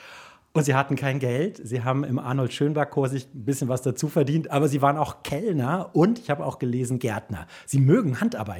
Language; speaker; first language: German; native; German